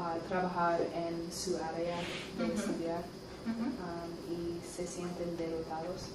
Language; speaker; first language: Spanish; non-native, learner; English